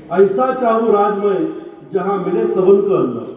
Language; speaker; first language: Hindi; non-native, local second language; Marathi